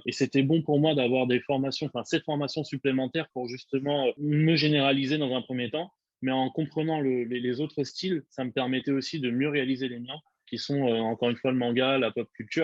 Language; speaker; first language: French; native; French